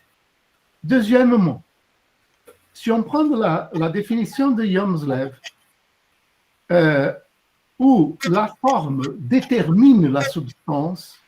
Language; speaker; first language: French; non-native, fluent; Portuguese